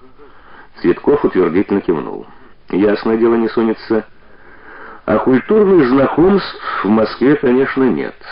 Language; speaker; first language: Russian; native; Russian